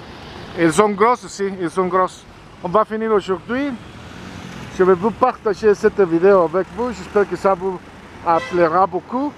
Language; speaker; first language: French; non-native, fluent; Spanish